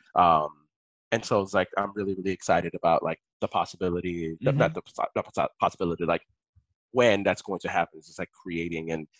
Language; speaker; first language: English; early bilingual, other home language; Haitian Creole